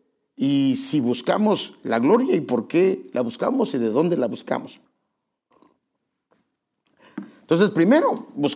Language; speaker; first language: Spanish; native; Spanish